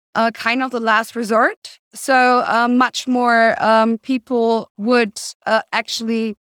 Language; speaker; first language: English; non-native, fluent; German